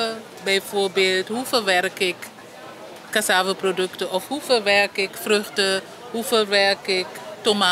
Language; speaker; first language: Dutch; non-native, local second language; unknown